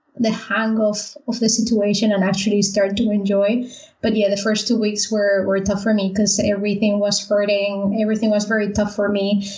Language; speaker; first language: English; non-native, fluent; Spanish